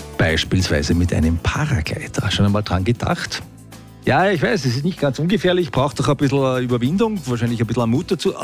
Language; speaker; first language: German; native; German